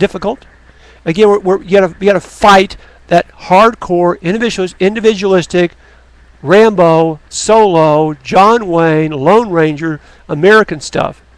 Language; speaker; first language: English; native; English